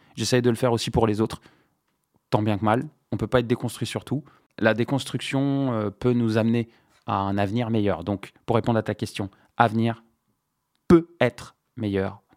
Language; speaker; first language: French; non-native, local second language; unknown